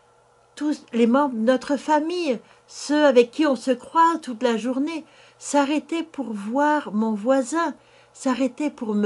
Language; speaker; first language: French; native; French